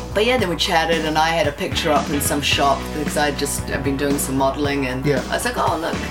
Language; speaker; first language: English; native; English